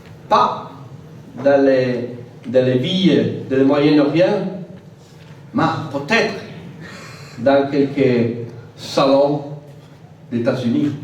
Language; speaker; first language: French; non-native, fluent; Italian